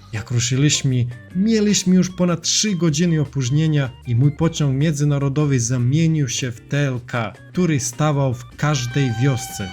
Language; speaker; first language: Polish; non-native, fluent; Serbian